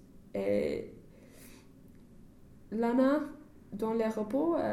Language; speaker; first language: French; non-native, fluent; English